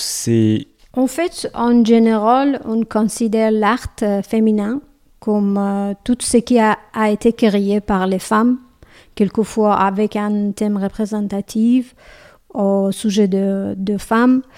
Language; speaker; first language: French; non-native, learner; Persian